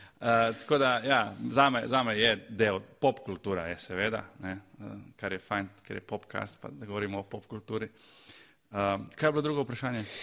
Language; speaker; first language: Slovenian; early bilingual, other home language; Croatian